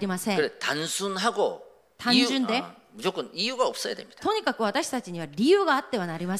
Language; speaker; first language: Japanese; non-native, fluent; Korean